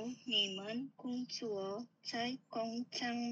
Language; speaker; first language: Chinese; non-native, learner; Indonesian